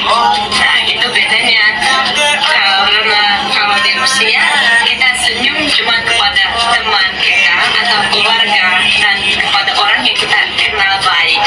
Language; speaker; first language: Indonesian; non-native, fluent; Russian